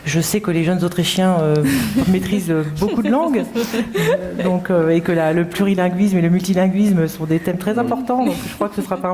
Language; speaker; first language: French; native; French